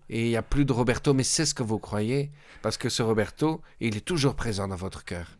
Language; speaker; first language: French; native; French